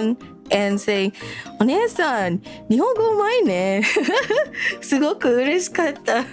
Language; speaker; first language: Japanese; non-native, learner; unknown